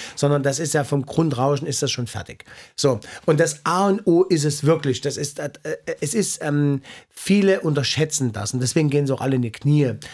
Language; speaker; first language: German; native; German